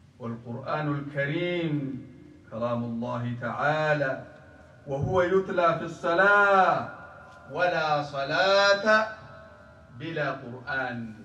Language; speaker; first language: Arabic; non-native, local second language; Somali